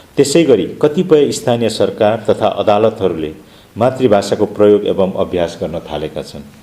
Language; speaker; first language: Nepali; non-native, local second language; Limburgish